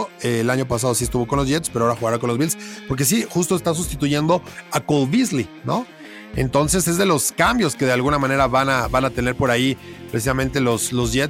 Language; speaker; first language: Spanish; native; Spanish